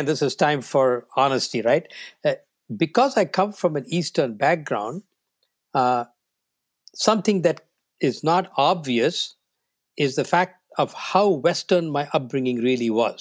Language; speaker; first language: English; non-native, local second language; Tamil